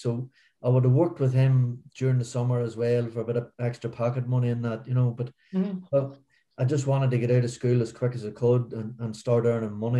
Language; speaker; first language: English; native; English